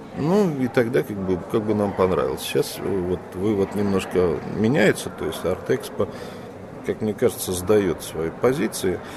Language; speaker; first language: Russian; native; Russian